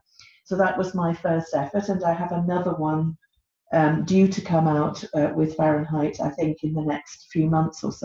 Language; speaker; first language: English; native; English